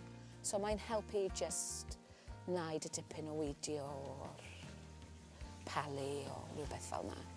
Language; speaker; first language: Welsh; non-native, learner; English